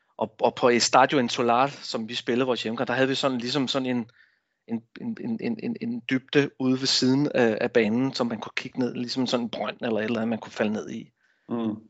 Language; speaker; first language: Danish; native; Danish